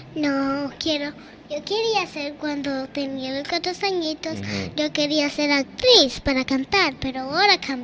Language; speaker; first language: Spanish; early bilingual, other home language; Haitian Creole